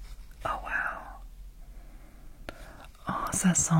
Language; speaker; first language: French; non-native, fluent; English